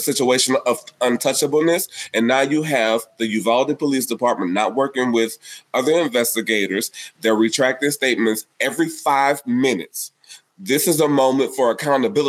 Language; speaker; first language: English; native; English